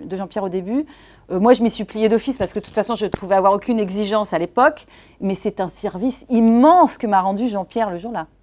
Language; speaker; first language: French; native; French